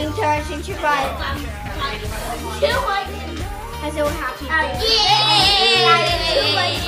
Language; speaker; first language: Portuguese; early bilingual, heritage; Portuguese